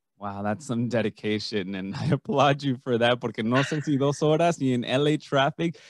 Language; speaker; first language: English; early bilingual, other home language; Spanish